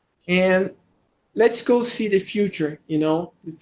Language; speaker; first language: English; non-native, learner; Portuguese